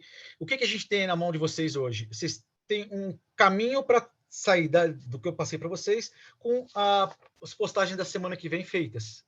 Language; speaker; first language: Portuguese; native; Portuguese